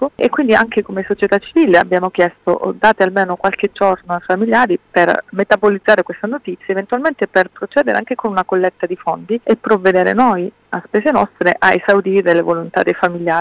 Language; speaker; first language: Italian; native; Italian